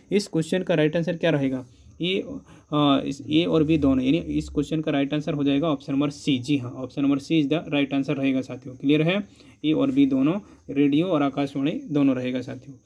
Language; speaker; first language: Hindi; native; Hindi